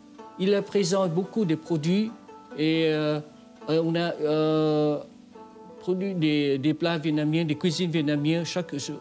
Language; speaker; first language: French; non-native, fluent; Vietnamese